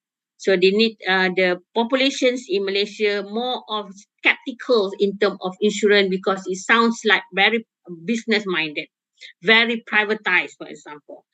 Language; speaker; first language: English; non-native, local second language; Malay